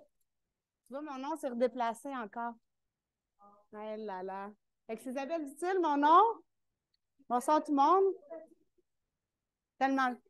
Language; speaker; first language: French; native; French